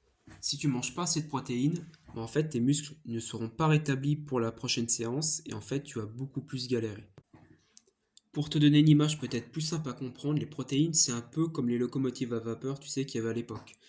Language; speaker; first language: French; native; French